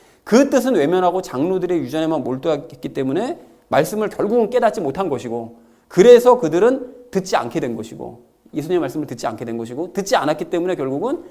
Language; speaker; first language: Korean; native; Korean